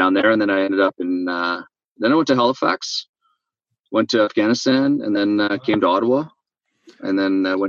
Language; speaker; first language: English; native; English